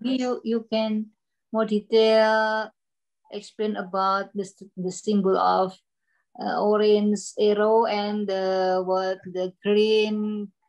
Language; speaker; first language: English; non-native, learner; Indonesian